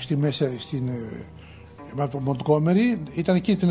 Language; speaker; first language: Greek; native; Greek